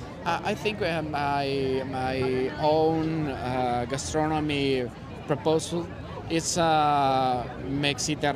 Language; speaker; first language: English; non-native, learner; Spanish